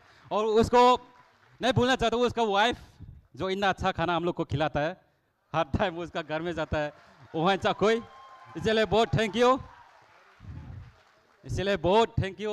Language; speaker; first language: Hindi; non-native, local second language; Kok Borok